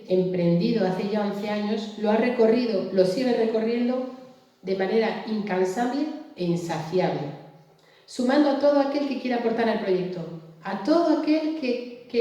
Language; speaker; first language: Spanish; native; Spanish